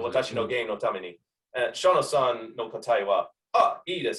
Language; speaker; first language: Japanese; non-native, learner; English